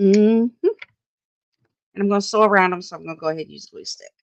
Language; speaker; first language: English; native; English